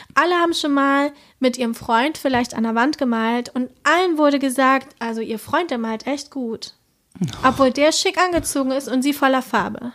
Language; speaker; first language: German; early bilingual, other home language; Spanish